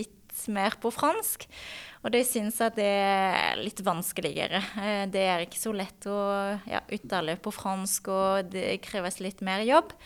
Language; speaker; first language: Norwegian; non-native, fluent; French